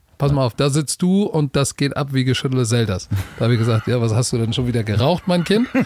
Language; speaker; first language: German; native; German